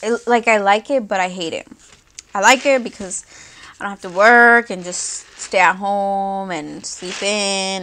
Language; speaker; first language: English; early bilingual, other home language; Spanish